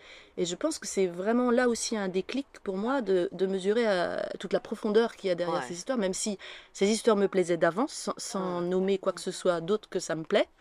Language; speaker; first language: French; native; French